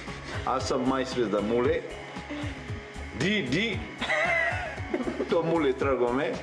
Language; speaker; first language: Bulgarian; non-native, learner; Swahili